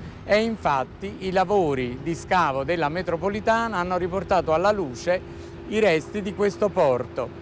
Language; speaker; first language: Italian; native; Italian